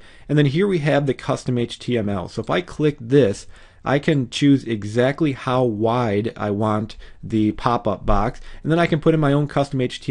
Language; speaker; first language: English; native; English